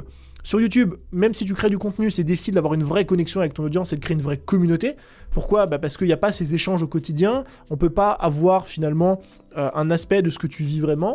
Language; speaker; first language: French; native; French